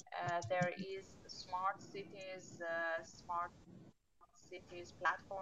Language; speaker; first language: English; non-native, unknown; Persian